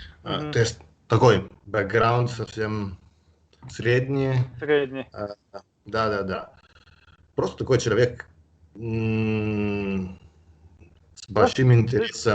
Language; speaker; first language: Russian; non-native, fluent; Italian